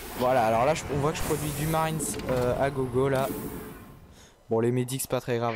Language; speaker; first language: French; native; French